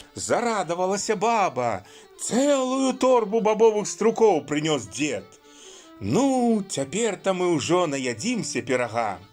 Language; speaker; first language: Belarusian; native; Belarusian